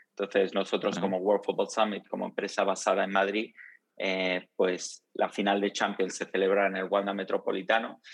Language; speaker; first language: Spanish; early bilingual, other home language; Italian